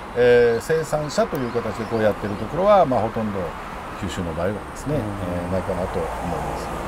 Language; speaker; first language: Japanese; native; Japanese